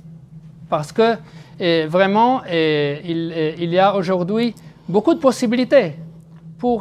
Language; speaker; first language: French; non-native, fluent; Arabic